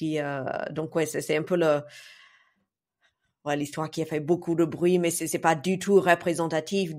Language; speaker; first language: French; non-native, fluent; English